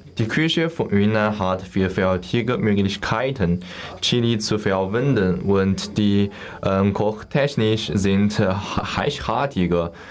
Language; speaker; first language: German; non-native, learner; Chinese